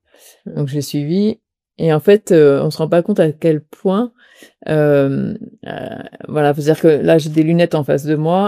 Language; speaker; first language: French; native; French